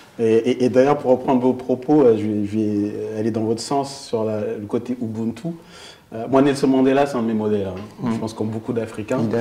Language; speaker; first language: French; early bilingual, other home language; Fula